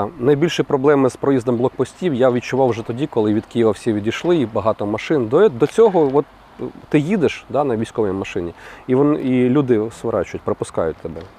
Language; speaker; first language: Ukrainian; non-native, local second language; Russian